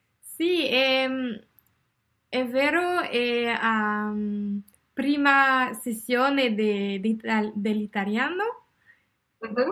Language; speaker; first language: Italian; non-native, learner; French